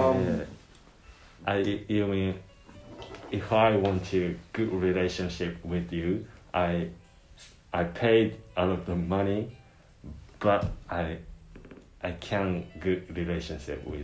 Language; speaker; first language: English; non-native, learner; Japanese